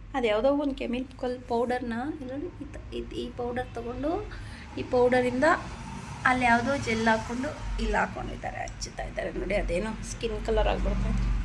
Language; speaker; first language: Kannada; native; Kannada